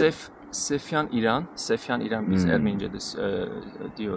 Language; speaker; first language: Turkish; non-native, fluent; Armenian